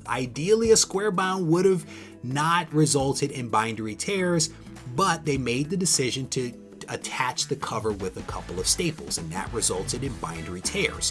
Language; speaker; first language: English; native; English